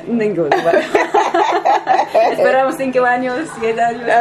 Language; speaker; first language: Spanish; non-native, fluent; English